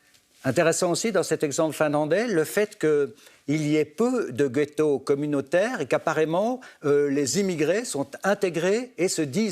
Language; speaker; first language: French; native; French